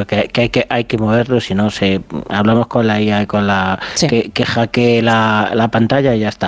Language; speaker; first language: Spanish; native; Spanish